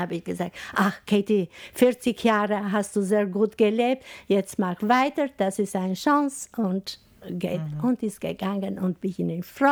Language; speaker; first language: German; non-native, fluent; Albanian